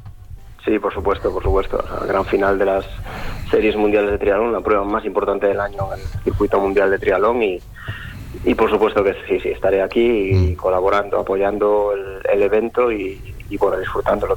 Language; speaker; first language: Spanish; native; Spanish